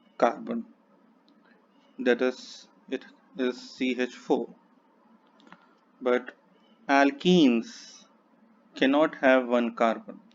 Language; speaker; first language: English; non-native, local second language; Hindi